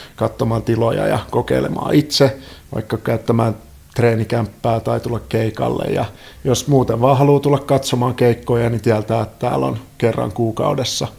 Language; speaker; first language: Finnish; native; Finnish